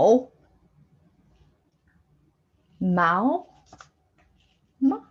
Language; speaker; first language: Chinese; non-native, fluent; English